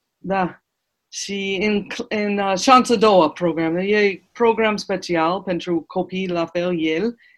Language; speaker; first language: Romanian; non-native, learner; English